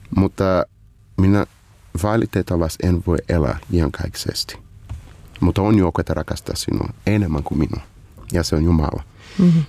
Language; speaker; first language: Finnish; non-native, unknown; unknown